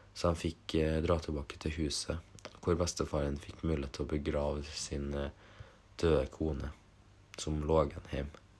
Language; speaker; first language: Norwegian; early bilingual, other home language; German